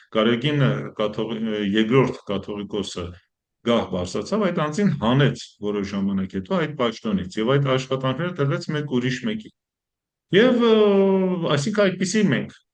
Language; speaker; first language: Armenian; early bilingual, heritage; Armenian